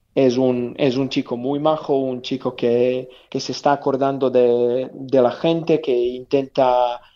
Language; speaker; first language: Spanish; non-native, fluent; Serbian